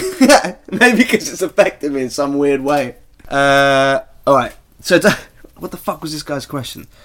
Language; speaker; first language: English; native; English